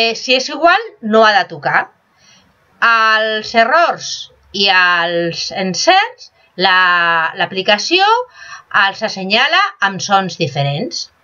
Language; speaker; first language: Catalan; non-native, local second language; Spanish